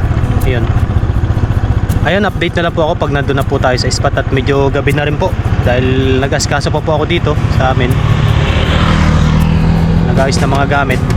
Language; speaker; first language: Filipino; native; Filipino